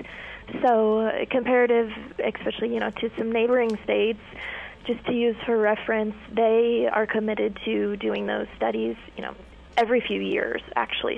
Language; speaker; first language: English; native; English